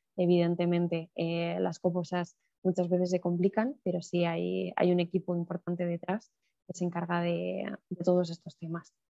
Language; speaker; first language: Spanish; native; Spanish